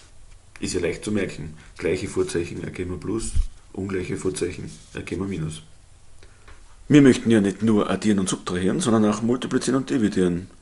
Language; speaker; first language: German; native; German